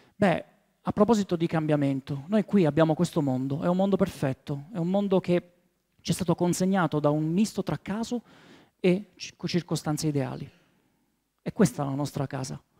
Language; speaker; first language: Italian; native; Italian